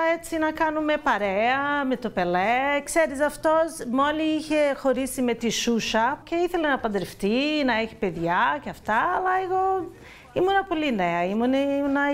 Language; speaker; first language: Greek; non-native, fluent; Portuguese